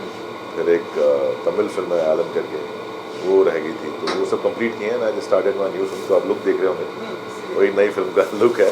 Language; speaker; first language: Hindi; native; Hindi